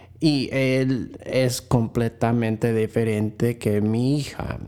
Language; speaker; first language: Spanish; non-native, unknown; English